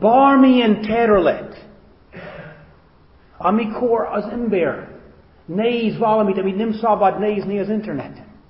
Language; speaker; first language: Hungarian; non-native, fluent; English